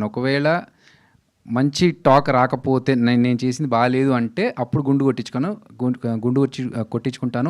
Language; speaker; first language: Telugu; native; Telugu